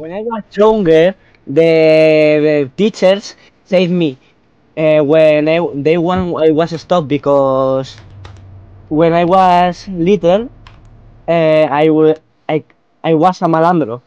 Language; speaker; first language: English; non-native, learner; Spanish